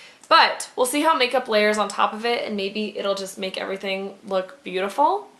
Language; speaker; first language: English; native; English